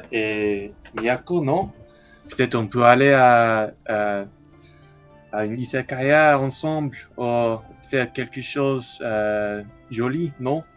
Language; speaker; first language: French; non-native, learner; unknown